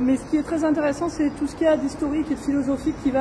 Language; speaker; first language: French; native; French